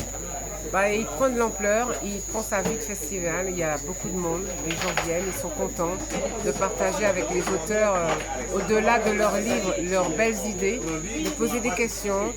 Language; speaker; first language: French; native; French